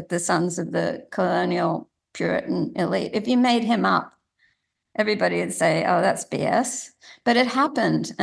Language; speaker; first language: English; native; English